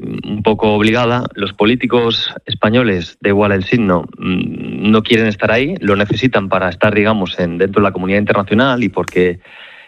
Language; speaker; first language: Spanish; native; Spanish